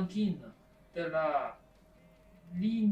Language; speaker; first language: French; non-native, learner; Chinese